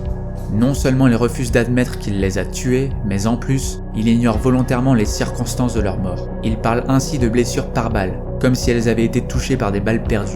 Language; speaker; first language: French; native; French